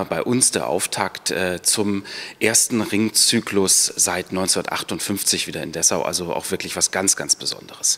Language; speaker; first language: German; native; German